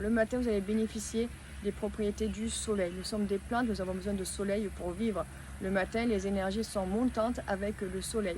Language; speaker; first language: French; native; French